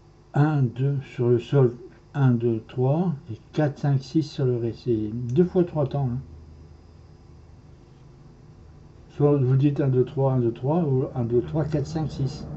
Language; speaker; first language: French; native; French